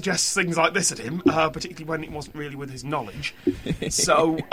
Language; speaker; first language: English; native; English